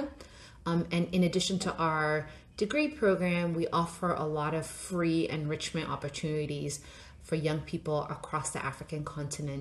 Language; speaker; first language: English; non-native, local second language; Yoruba